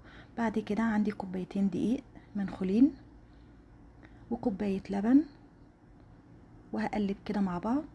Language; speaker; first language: Arabic; native; Arabic